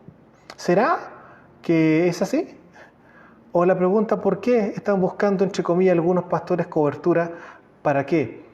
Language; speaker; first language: Spanish; native; Spanish